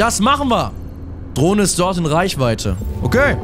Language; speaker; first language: German; native; German